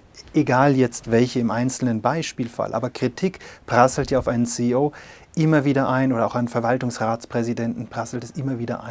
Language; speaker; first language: German; native; German